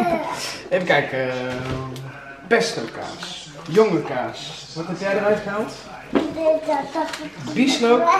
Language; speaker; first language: Dutch; native; Dutch